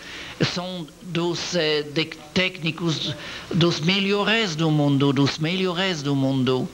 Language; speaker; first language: Portuguese; non-native, learner; French